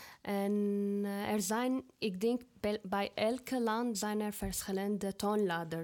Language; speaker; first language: Dutch; non-native, learner; Arabic